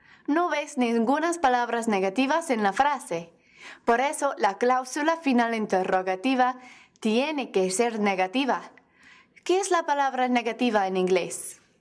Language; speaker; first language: Spanish; non-native, fluent; English